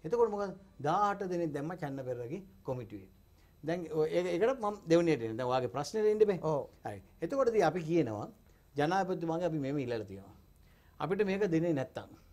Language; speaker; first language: Sinhala; non-native, local second language; Tamil